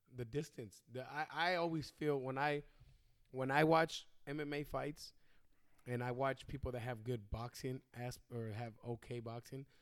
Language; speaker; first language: English; native; English